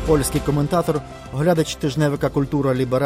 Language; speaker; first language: Ukrainian; native; Ukrainian